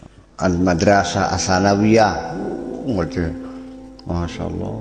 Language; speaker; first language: Arabic; non-native, fluent; Javanese